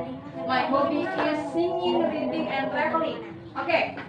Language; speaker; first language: English; non-native, learner; Indonesian